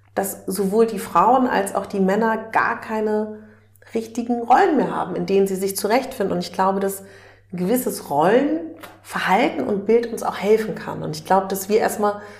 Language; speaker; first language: German; native; German